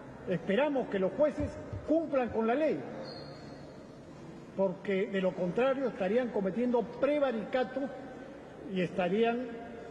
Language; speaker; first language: Spanish; native; Spanish